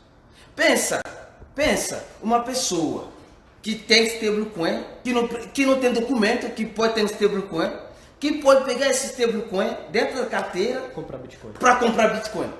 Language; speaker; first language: Portuguese; non-native, fluent; French